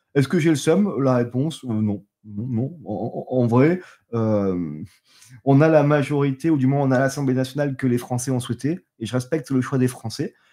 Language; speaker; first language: French; native; French